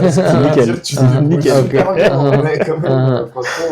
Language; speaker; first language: French; native; French